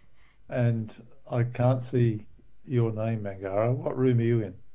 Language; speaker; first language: English; native; English